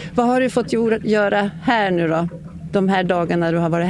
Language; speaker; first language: Swedish; native; Swedish